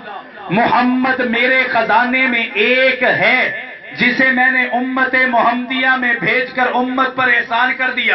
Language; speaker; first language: Urdu; non-native, local second language; Punjabi